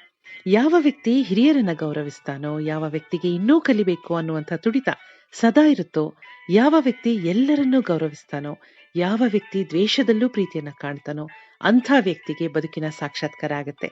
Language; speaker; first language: Kannada; native; Kannada